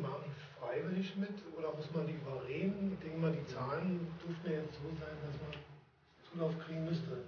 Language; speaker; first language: German; native; German